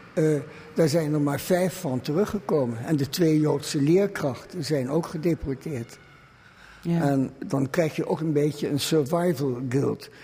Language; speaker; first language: Dutch; early bilingual, other home language; German